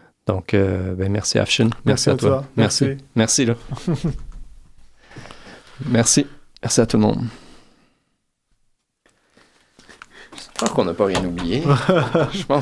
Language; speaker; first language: French; native; French